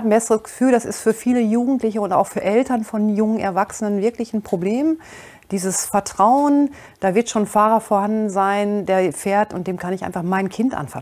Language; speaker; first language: German; native; German